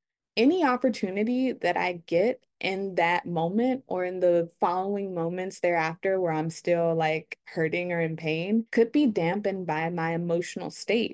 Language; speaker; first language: English; native; English